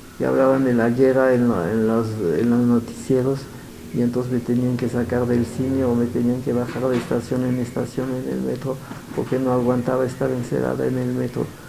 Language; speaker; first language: Spanish; early bilingual, other home language; Yiddish